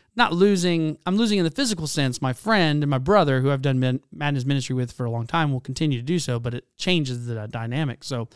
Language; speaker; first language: English; native; English